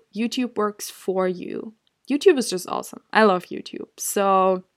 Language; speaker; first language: English; non-native, fluent; German